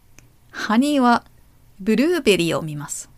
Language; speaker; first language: Japanese; non-native, learner; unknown